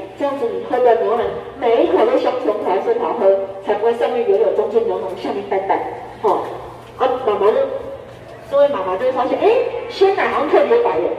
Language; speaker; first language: Chinese; native; Chinese